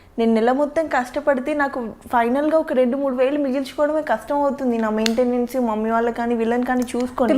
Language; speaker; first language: Telugu; native; Telugu